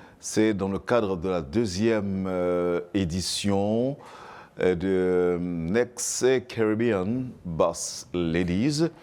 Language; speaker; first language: French; non-native, local second language; Haitian Creole